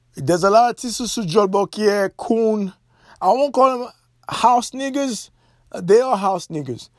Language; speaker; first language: English; non-native, fluent; Haitian Creole